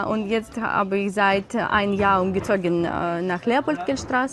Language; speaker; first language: German; non-native, learner; Ukrainian